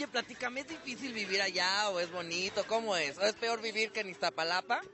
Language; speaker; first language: Spanish; native; Spanish